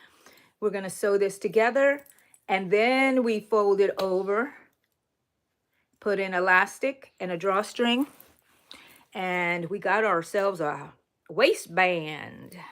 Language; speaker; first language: English; native; English